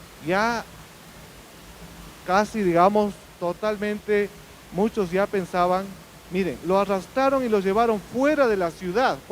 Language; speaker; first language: Spanish; native; Spanish